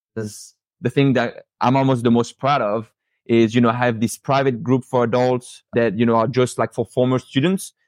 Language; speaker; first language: English; non-native, fluent; French